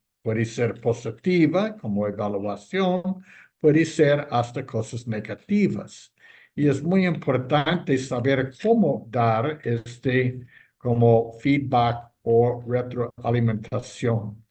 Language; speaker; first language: Spanish; non-native, fluent; English